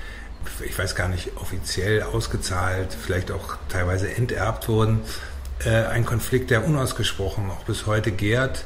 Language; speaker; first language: German; native; German